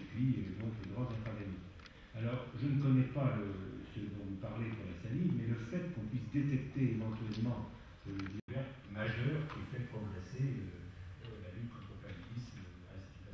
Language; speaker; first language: French; native; French